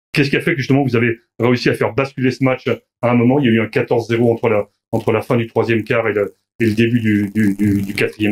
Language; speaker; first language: French; native; French